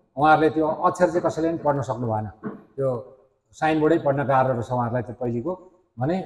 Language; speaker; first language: Nepali; native; Nepali